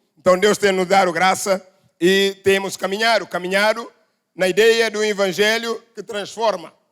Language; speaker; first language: Portuguese; non-native, local second language; Upper Guinea Crioulo